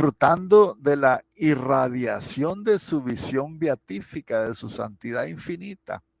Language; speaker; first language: Spanish; native; Spanish